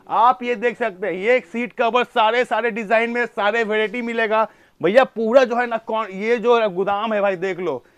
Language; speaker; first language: Hindi; native; Hindi